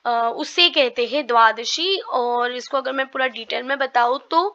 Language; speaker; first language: Hindi; non-native, local second language; Marathi